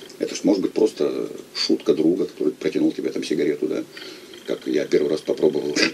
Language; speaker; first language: Russian; native; Russian